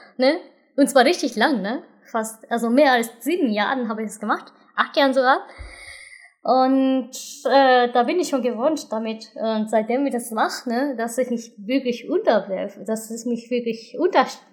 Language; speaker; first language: German; non-native, learner; Japanese